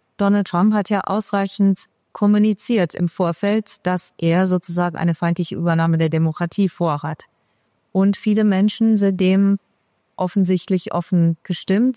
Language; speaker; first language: German; early bilingual, other home language; Persian